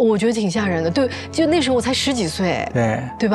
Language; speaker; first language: Chinese; native; Chinese